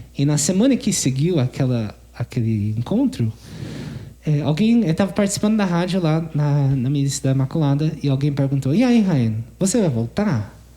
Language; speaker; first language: Portuguese; non-native, fluent; English